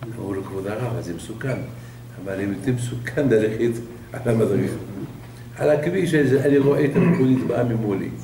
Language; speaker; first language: Hebrew; non-native, fluent; Arabic